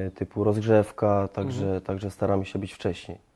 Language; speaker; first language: Polish; early bilingual, heritage; Polish